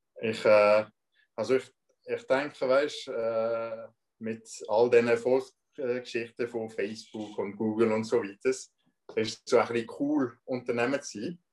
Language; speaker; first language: German; non-native, local second language; French